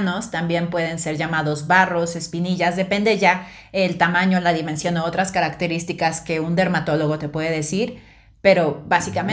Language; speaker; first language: Spanish; native; Spanish